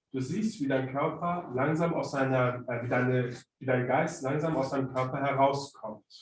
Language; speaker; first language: German; native; German